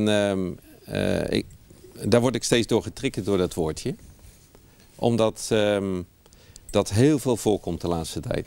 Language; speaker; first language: Dutch; native; Dutch